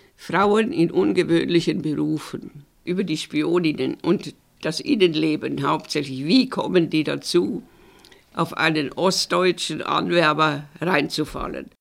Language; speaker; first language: German; native; German